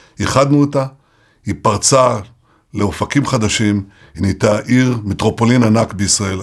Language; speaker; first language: Hebrew; native; Hebrew